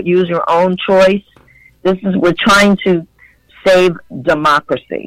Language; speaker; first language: English; early bilingual, other home language; Spanish